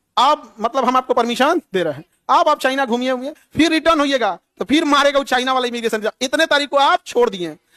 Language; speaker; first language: Hindi; native; Hindi